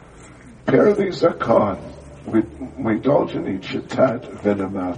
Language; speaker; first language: Russian; non-native, learner; English